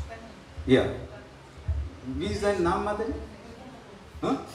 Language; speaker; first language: German; non-native, learner; Hindi